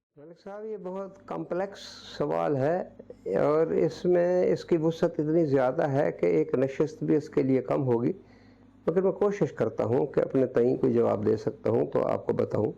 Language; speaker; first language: Urdu; non-native, local second language; Saraiki